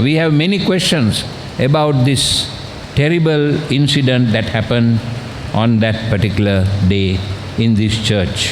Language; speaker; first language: English; non-native, local second language; Sinhala